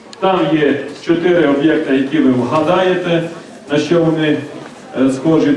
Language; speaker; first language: Ukrainian; native; Ukrainian